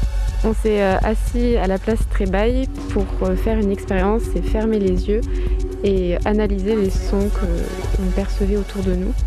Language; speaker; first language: French; native; French